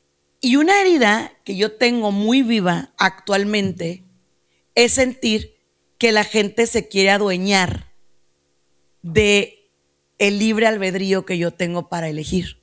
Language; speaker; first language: Spanish; native; Spanish